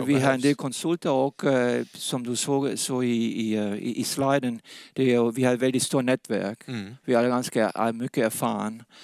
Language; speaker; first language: Swedish; non-native, fluent; Danish